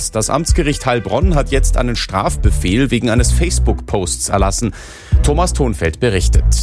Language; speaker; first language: German; native; German